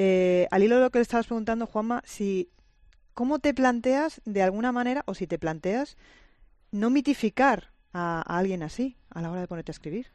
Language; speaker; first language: Spanish; native; Spanish